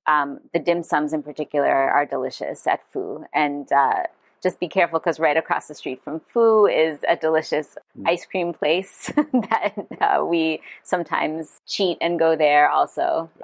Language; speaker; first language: English; non-native, fluent; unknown